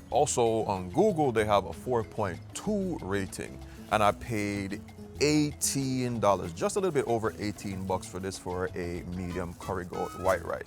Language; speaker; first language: English; native; English